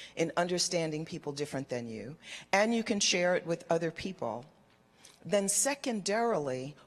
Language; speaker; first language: English; native; English